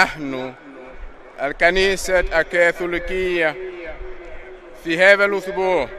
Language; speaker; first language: Arabic; non-native, learner; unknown